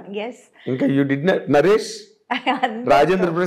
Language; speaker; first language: Telugu; native; Telugu